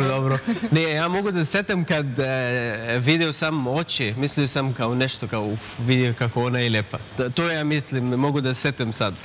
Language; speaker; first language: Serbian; non-native, learner; Arabic